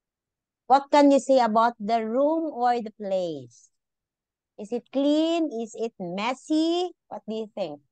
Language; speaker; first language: English; non-native, local second language; Filipino